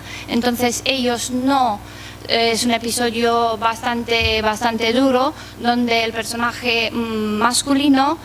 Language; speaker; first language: Spanish; non-native, fluent; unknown